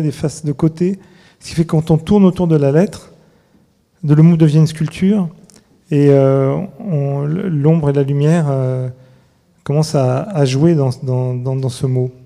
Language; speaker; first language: French; native; French